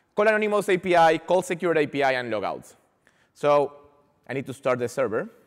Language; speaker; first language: English; non-native, fluent; Spanish